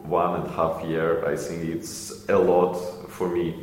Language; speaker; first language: English; non-native, learner; Ukrainian